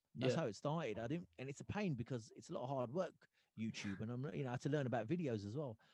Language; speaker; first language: English; early bilingual, other home language; Punjabi